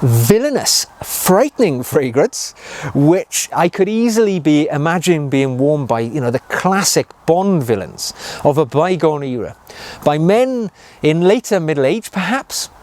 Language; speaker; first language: English; native; English